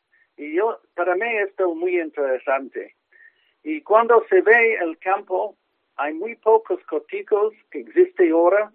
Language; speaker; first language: Spanish; non-native, learner; English